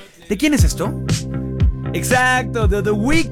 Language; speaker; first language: Spanish; native; Spanish